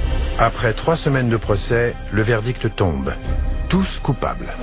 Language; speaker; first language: French; native; French